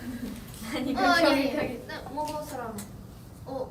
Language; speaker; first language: Korean; non-native, learner; Japanese